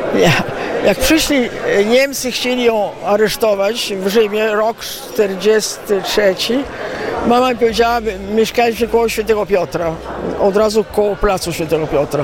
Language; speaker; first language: Polish; early bilingual, heritage; Italian